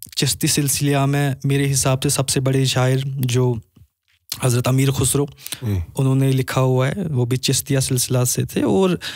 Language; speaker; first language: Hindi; non-native, local second language; Kashmiri